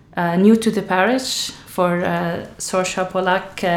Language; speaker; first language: English; non-native, fluent; Arabic